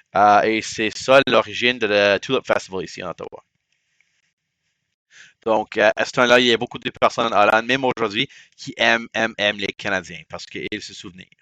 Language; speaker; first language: French; non-native, local second language; English